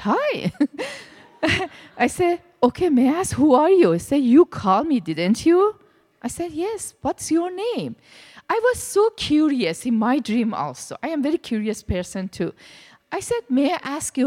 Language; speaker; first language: English; non-native, learner; Persian